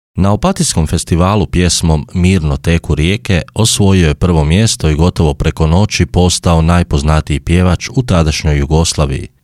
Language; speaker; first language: Croatian; native; Croatian